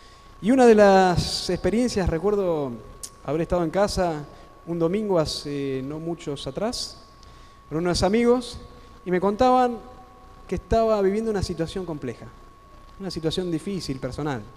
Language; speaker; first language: Spanish; native; Spanish